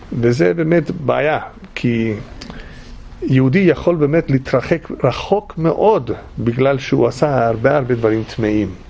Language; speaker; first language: Hebrew; non-native, fluent; English